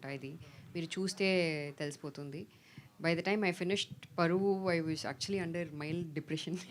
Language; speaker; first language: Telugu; non-native, fluent; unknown